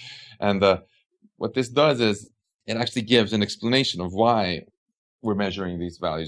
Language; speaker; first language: English; non-native, fluent; Swedish